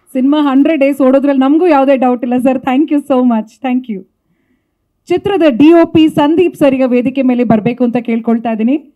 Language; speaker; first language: Kannada; native; Kannada